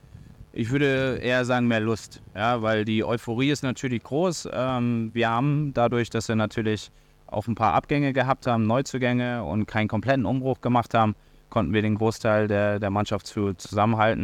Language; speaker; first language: German; native; German